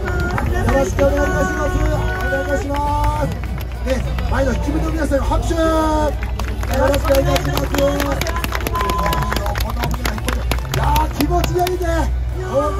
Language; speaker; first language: Japanese; native; Japanese